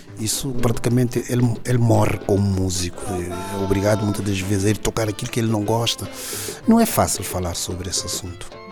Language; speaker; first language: Portuguese; non-native, local second language; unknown